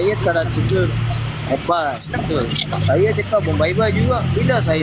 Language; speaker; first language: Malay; non-native, learner; Rohingya